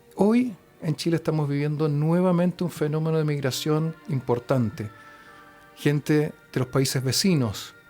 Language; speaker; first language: Spanish; native; Spanish